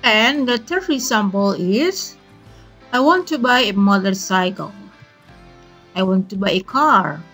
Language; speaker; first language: English; non-native, fluent; Indonesian